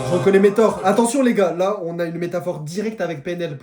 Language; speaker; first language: French; native; French